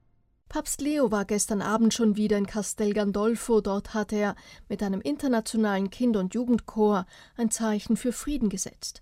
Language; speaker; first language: German; native; German